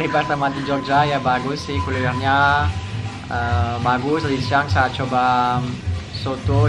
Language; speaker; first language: Indonesian; non-native, fluent; French